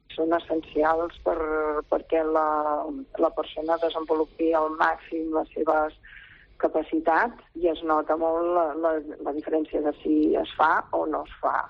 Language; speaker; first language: Catalan; native; Catalan